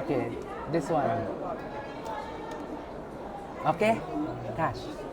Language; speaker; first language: English; non-native, learner; Filipino